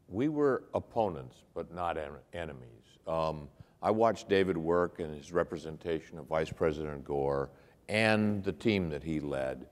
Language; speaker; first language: English; native; English